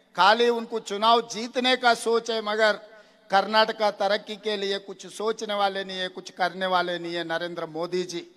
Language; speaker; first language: Hindi; non-native, local second language; Telugu